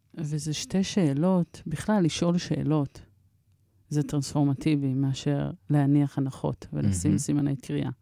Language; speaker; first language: Hebrew; early bilingual, other home language; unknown